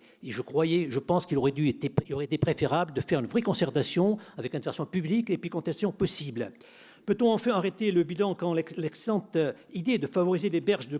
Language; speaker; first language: French; native; French